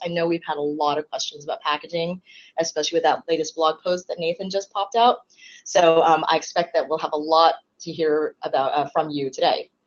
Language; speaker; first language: English; native; English